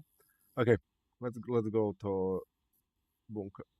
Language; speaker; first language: English; non-native, learner; Slovak